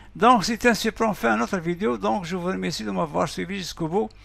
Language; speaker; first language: French; non-native, local second language; Arabic